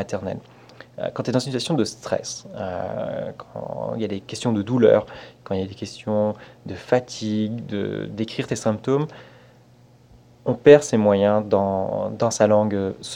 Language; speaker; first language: French; native; French